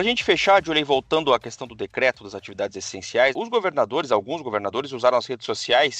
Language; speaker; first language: Portuguese; native; Portuguese